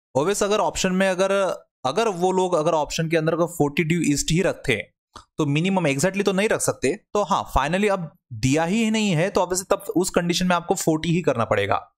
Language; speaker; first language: Hindi; non-native, local second language; Marathi